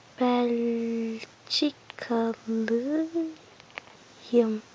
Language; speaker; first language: Turkish; early bilingual, heritage; Turkish